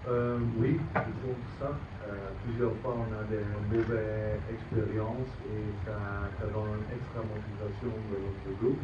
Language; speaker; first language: French; non-native, fluent; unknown